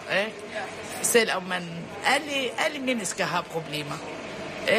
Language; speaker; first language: Danish; non-native, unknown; Arabic